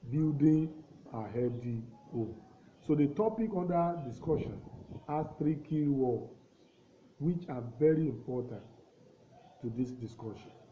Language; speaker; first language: English; non-native, local second language; Yoruba